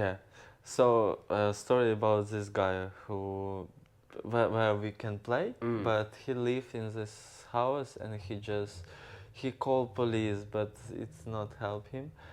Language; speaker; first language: English; non-native, learner; Ukrainian